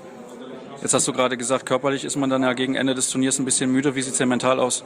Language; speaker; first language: German; native; German